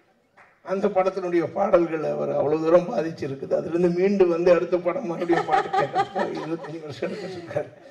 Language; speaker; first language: Tamil; native; Tamil